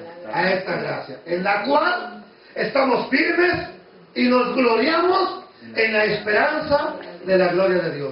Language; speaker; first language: Spanish; native; Spanish